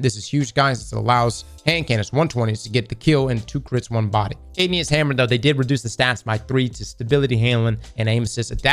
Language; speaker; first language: English; native; English